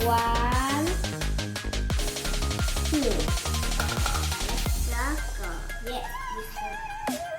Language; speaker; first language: English; non-native, learner; Vietnamese